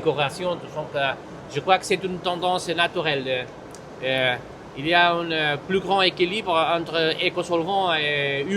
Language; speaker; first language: French; non-native, fluent; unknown